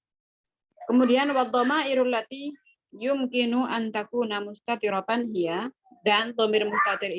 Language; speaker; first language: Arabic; non-native, fluent; Indonesian